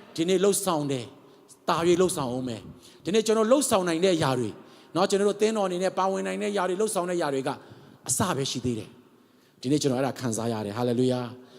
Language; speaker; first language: Burmese; non-native, local second language; Tedim Chin